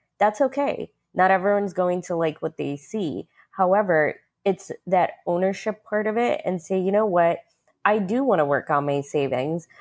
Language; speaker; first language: English; early bilingual, other home language; Russian